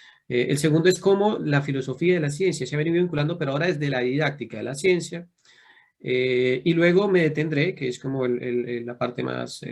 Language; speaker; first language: Spanish; native; Spanish